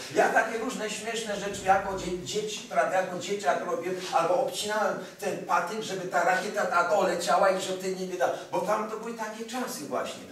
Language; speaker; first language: Polish; early bilingual, heritage; Polish